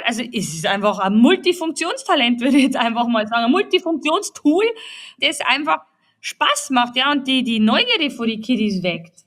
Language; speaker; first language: German; native; German